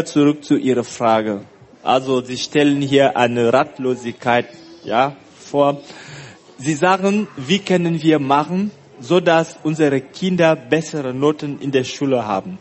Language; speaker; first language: German; non-native, fluent; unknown